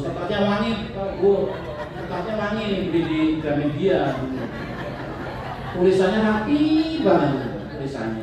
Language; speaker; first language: Indonesian; native; Indonesian